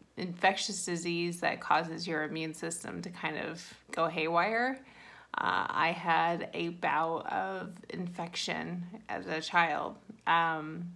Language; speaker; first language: English; native; English